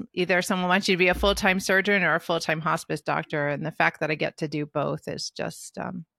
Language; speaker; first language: English; native; English